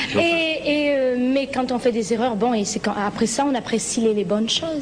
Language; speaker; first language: French; native; French